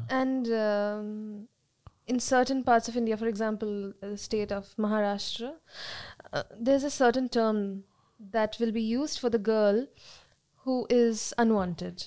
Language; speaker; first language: English; non-native, local second language; Bangla